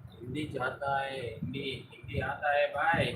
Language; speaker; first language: Hindi; non-native, local second language; Tamil